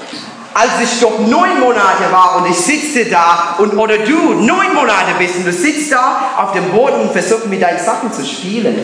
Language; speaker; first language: German; non-native, learner; English